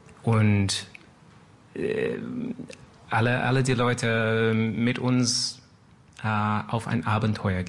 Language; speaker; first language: German; non-native, learner; French